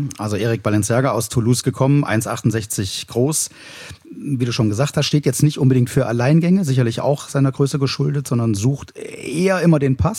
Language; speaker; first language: German; native; German